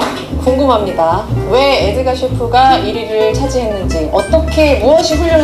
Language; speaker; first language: Korean; native; Korean